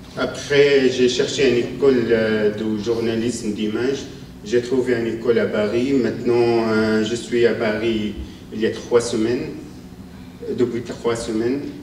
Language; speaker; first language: French; non-native, learner; Arabic